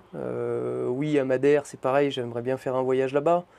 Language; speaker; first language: French; native; French